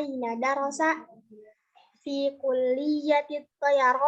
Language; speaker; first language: Arabic; non-native, learner; Indonesian